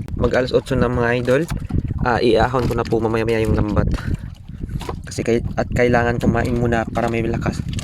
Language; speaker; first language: Filipino; non-native, local second language; Cebuano